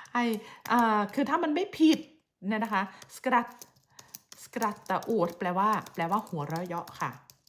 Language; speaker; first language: Thai; native; Thai